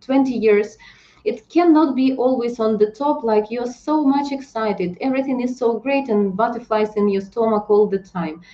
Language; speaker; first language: English; non-native, fluent; Ukrainian